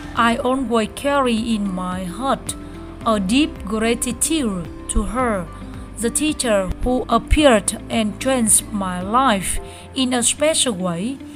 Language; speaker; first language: English; non-native, learner; Vietnamese